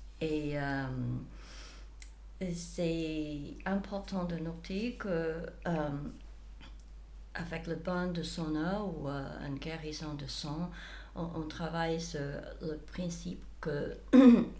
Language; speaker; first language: French; non-native, fluent; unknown